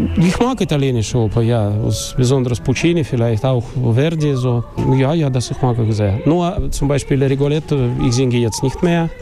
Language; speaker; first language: German; non-native, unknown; Russian